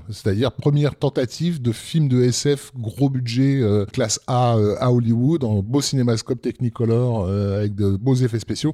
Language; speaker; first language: French; native; French